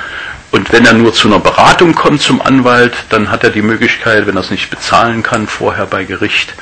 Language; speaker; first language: German; native; German